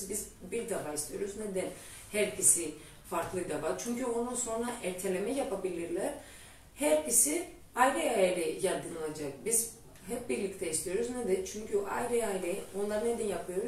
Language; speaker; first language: Turkish; non-native, learner; Greek